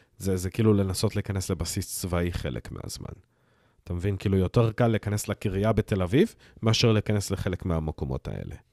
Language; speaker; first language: Hebrew; early bilingual, heritage; Hebrew